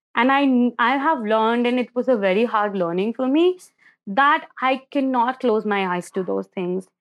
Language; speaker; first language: English; non-native, local second language; Hindi